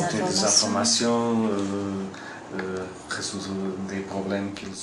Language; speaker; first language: French; non-native, fluent; Portuguese